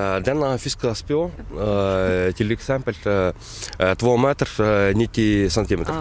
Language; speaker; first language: Swedish; non-native, learner; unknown